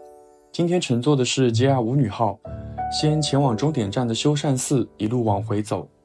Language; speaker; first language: Chinese; native; Chinese